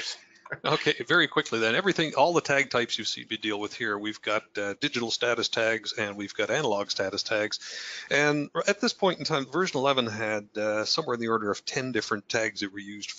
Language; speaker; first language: English; native; English